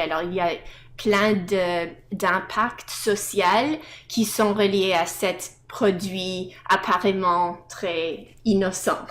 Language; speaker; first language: French; non-native, fluent; English